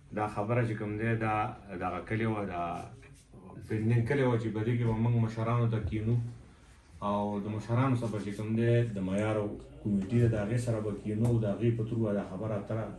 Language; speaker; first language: Pashto; non-native, local second language; Gujari